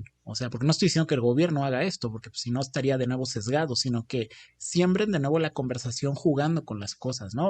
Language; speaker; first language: Spanish; native; Spanish